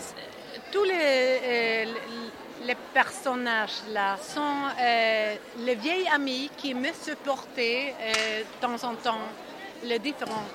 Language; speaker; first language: French; non-native, learner; Swedish